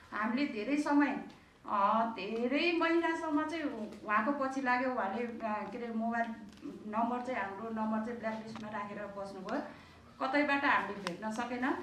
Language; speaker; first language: Nepali; non-native, local second language; Eastern Tamang